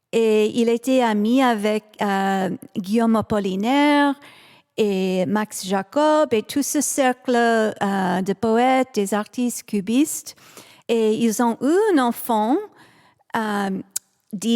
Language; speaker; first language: French; non-native, fluent; English